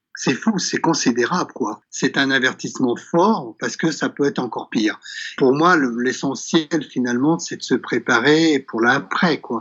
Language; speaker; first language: French; native; French